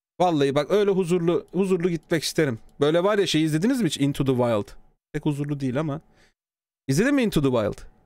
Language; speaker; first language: Turkish; native; Turkish